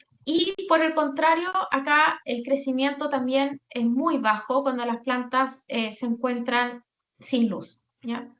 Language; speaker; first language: Spanish; native; Spanish